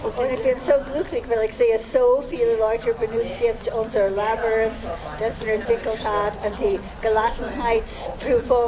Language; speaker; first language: German; non-native, fluent; English